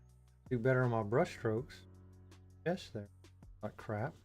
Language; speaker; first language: English; native; English